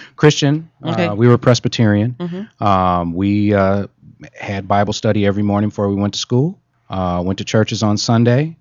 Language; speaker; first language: English; native; English